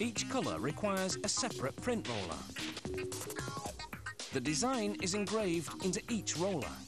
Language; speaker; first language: English; native; English